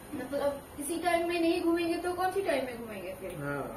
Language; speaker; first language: Hindi; non-native, local second language; Odia